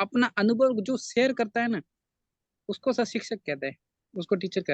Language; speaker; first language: Hindi; native; Hindi